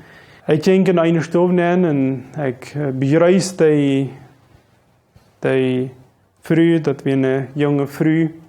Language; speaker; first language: German; non-native, local second language; Low German